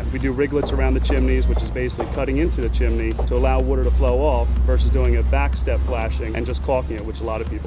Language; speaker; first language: English; native; English